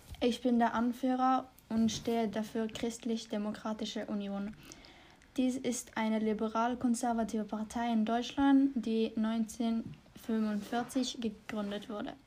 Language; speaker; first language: German; non-native, learner; English